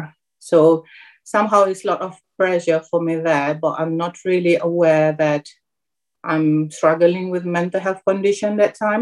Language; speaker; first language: English; non-native, local second language; Malay